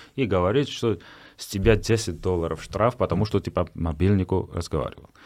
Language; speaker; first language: Russian; non-native, fluent; Georgian